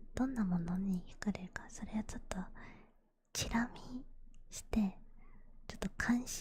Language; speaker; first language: Japanese; non-native, fluent; English